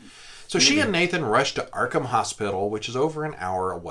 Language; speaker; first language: English; native; English